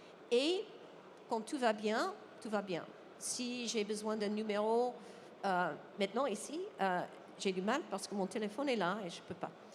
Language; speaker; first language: French; non-native, fluent; English